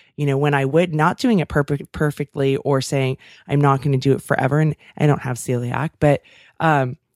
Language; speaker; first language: English; native; English